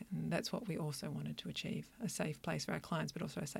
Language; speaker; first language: English; native; English